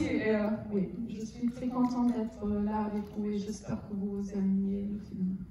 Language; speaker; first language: French; non-native, learner; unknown